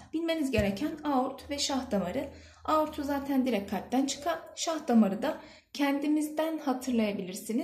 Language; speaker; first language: Turkish; native; Turkish